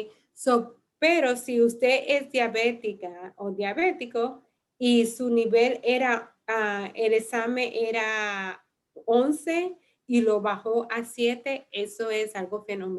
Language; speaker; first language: Spanish; early bilingual, heritage; Spanish